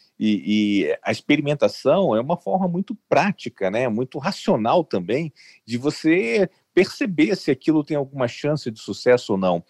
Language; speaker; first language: Portuguese; native; Portuguese